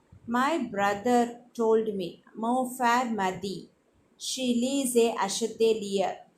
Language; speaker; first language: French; non-native, fluent; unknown